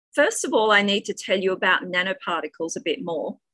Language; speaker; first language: English; native; English